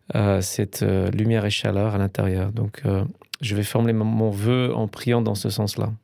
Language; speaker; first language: French; non-native, fluent; English